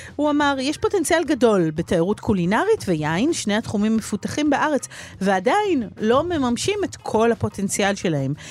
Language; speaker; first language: Hebrew; native; Hebrew